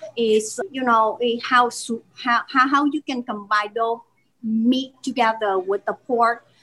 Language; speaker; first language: English; non-native, learner; Vietnamese